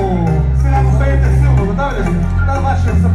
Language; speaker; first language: Bulgarian; native; Bulgarian